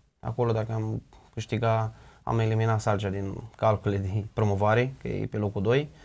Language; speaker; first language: Romanian; native; Romanian